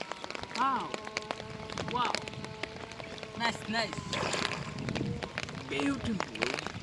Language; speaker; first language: English; non-native, learner; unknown